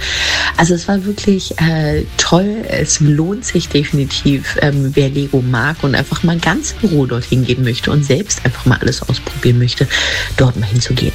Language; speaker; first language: German; native; German